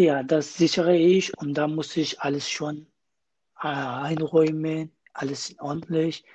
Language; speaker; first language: German; non-native, learner; Kurdish